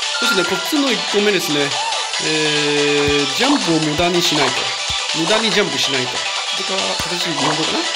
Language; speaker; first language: Japanese; non-native, fluent; Chinese